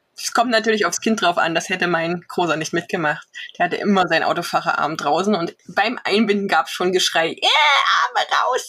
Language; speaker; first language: German; native; German